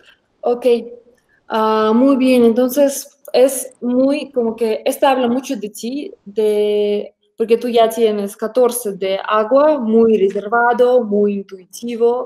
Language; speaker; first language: Spanish; non-native, fluent; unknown